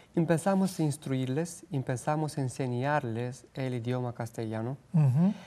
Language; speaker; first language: Spanish; non-native, fluent; Romanian